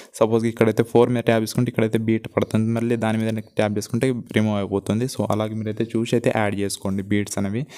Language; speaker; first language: Telugu; non-native, local second language; Gondi